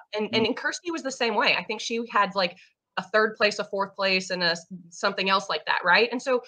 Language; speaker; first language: English; native; English